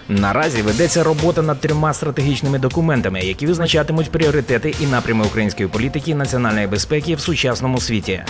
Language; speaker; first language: Ukrainian; native; Ukrainian